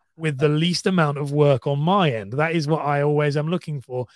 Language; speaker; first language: English; native; English